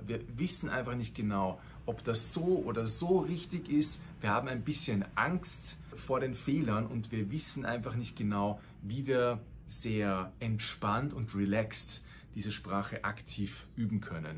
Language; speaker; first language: German; non-native, fluent; Spanish